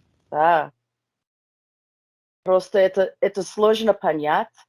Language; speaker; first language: Russian; non-native, learner; English